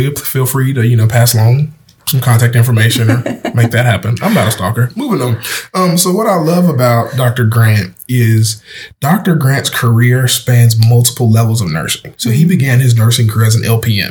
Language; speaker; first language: English; native; English